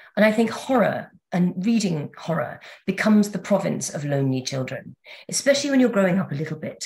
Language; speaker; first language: English; native; English